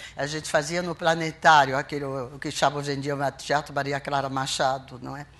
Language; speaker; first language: Portuguese; non-native, fluent; French